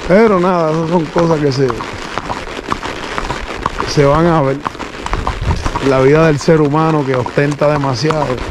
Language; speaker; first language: Spanish; native; Spanish